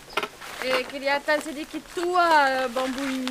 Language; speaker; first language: Indonesian; non-native, learner; French